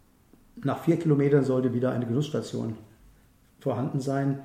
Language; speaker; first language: German; native; German